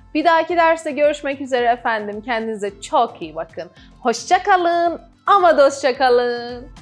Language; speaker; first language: Turkish; non-native, fluent; Persian